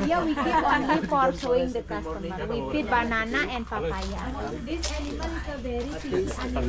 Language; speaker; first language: English; non-native, learner; Balinese